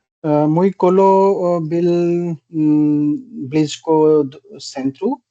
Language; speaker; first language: Czech; non-native, learner; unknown